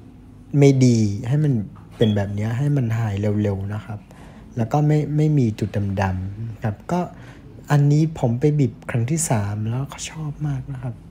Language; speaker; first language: Thai; non-native, fluent; Vietnamese